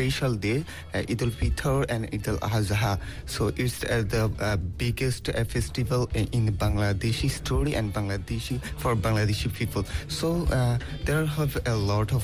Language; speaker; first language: English; non-native, local second language; Bangla